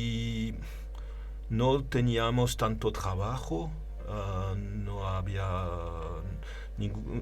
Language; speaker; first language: Spanish; non-native, learner; French